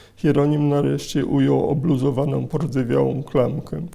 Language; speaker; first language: Polish; native; Polish